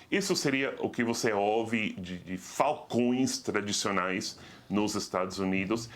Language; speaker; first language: Portuguese; non-native, fluent; English